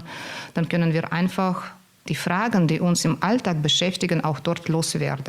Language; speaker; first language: German; non-native, fluent; Russian